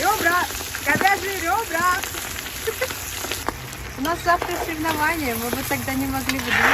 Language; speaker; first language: Russian; early bilingual, heritage; Russian